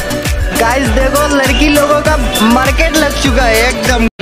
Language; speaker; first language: Hindi; non-native, local second language; Bangla